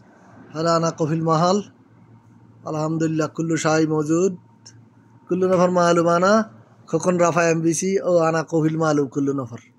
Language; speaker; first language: Arabic; non-native, learner; Bangla